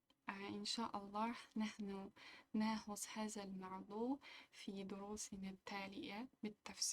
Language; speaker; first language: Arabic; non-native, local second language; Uzbek